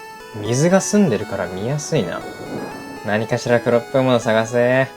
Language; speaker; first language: Japanese; native; Japanese